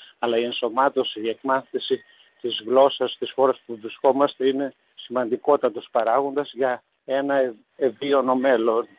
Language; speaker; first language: Greek; native; Greek